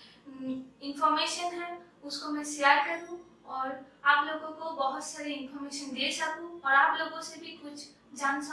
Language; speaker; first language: Hindi; non-native, local second language; Bangla